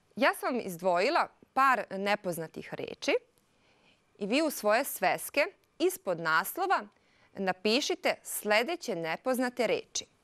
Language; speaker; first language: Serbian; non-native, local second language; Hungarian